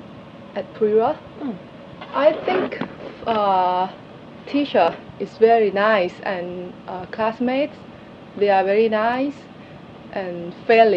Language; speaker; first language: English; non-native, learner; Thai